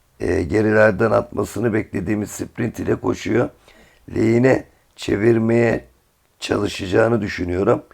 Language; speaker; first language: Turkish; native; Turkish